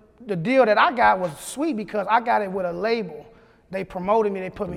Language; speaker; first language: English; native; English